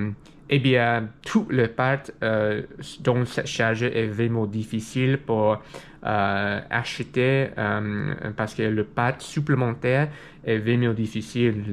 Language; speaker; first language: French; non-native, learner; English